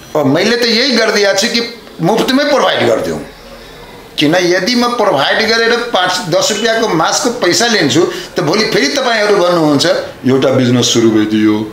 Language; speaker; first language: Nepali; non-native, local second language; Maithili